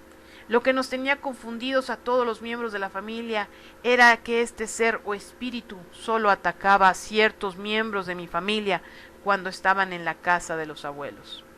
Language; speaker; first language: Spanish; native; Spanish